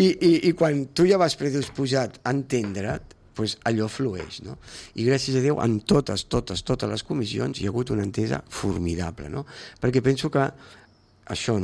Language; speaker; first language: Catalan; native; Catalan